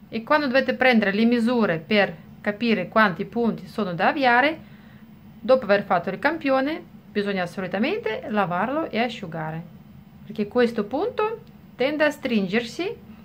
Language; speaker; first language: Italian; non-native, fluent; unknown